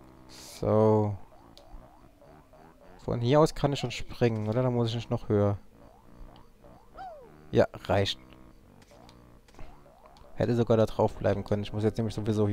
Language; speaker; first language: German; native; German